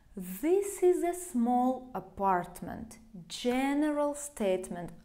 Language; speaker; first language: English; non-native, fluent; Russian